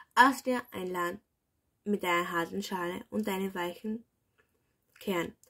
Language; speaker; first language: German; early bilingual, other home language; Spanish